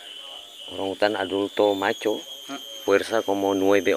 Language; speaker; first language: Spanish; non-native, learner; Indonesian